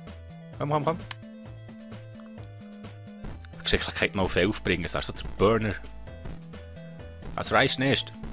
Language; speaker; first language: German; native; German